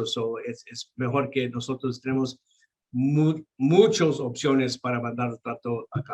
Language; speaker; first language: Spanish; non-native, local second language; English